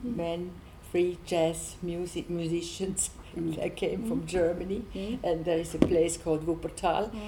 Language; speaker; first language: English; non-native, learner; Swiss German